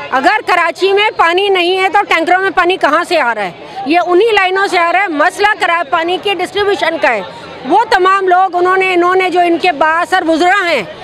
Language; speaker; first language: Urdu; native; Urdu